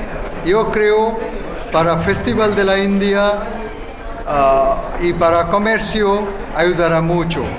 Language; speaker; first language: Spanish; non-native, learner; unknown